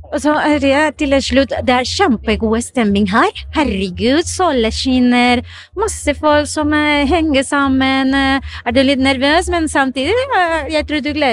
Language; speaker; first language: Norwegian; non-native, fluent; Spanish